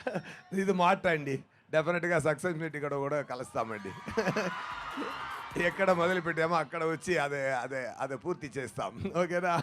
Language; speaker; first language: Telugu; non-native, learner; Tamil